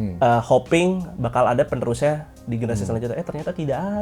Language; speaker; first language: Indonesian; native; Indonesian